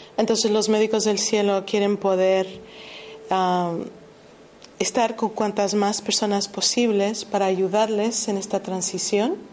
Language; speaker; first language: Spanish; early bilingual, heritage; Spanish